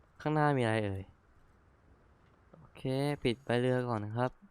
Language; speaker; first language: Thai; native; Thai